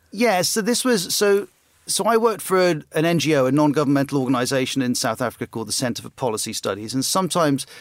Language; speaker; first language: English; native; English